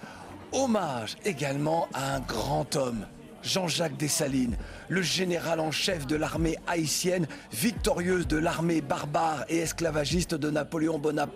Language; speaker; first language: French; native; French